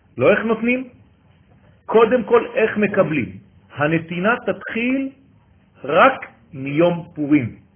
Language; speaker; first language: Hebrew; native; Hebrew